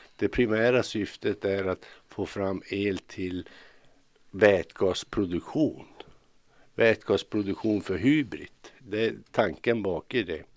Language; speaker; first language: Swedish; native; Swedish